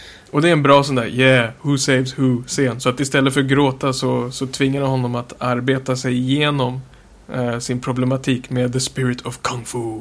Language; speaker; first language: Swedish; native; Swedish